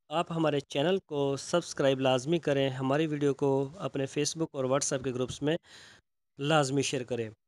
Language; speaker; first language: Urdu; non-native, local second language; Punjabi